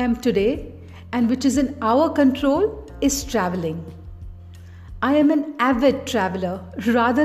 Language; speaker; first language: English; non-native, local second language; Tamil